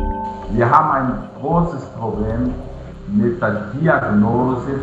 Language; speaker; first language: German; non-native, fluent; Portuguese